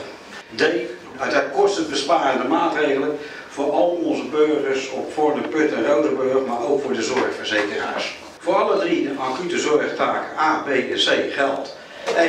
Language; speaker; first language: Dutch; native; Dutch